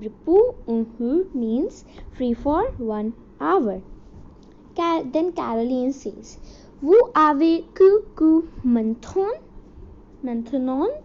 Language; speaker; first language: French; non-native, learner; Hindi